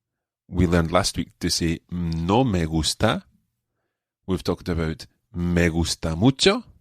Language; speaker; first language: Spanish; non-native, fluent; English